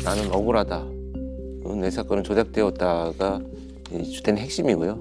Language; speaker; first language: Korean; native; Korean